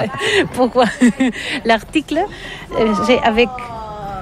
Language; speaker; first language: French; non-native, learner; Catalan